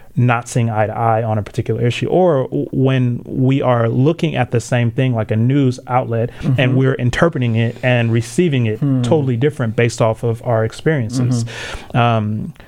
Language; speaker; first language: English; early bilingual, other home language; Swahili